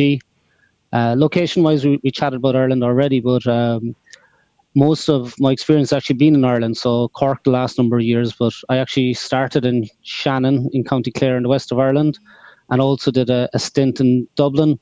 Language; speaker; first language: English; native; English